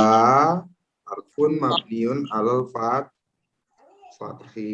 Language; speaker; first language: Arabic; non-native, fluent; Indonesian